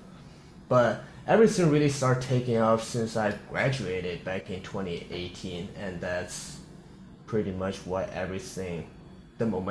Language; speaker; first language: English; non-native, fluent; Korean